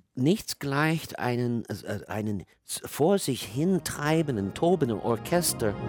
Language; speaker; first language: German; non-native, fluent; English